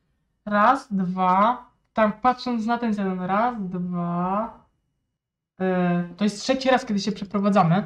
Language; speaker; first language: Polish; native; Polish